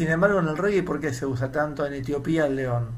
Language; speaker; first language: Spanish; native; Spanish